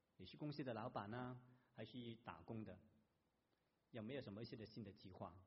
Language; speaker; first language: Chinese; non-native, local second language; Cantonese